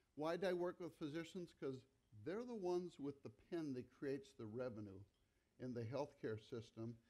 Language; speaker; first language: English; native; English